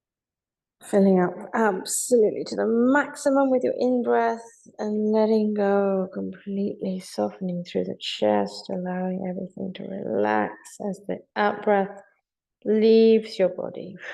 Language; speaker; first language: English; native; English